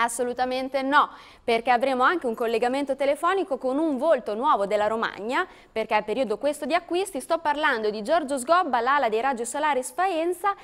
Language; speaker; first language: Italian; native; Italian